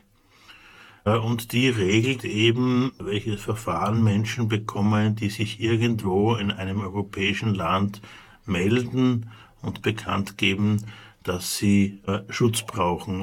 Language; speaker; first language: German; native; German